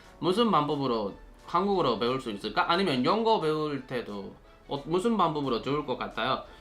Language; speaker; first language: Korean; non-native, learner; Spanish